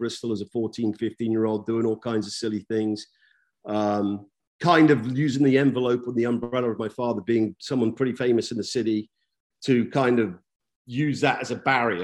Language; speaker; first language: English; native; English